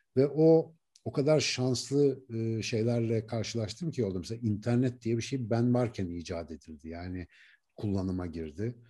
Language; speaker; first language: Turkish; native; Turkish